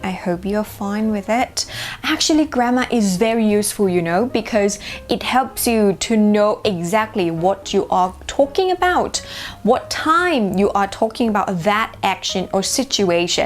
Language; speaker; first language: English; non-native, fluent; Thai